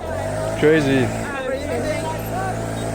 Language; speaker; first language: English; non-native, learner; French